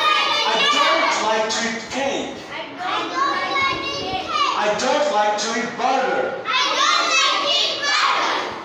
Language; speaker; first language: English; non-native, fluent; Bangla